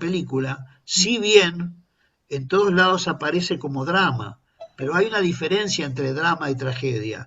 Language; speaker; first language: Spanish; native; Spanish